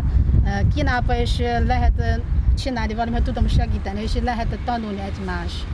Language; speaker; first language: Hungarian; non-native, learner; Chinese